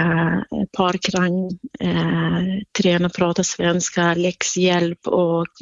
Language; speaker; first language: Swedish; non-native, fluent; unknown